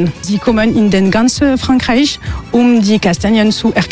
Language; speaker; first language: German; non-native, learner; French